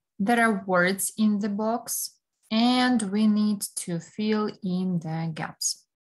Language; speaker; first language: English; non-native, fluent; Ukrainian